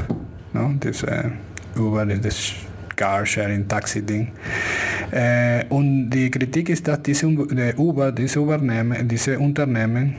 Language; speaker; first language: German; non-native, fluent; Spanish